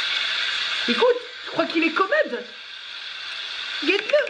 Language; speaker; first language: French; native; French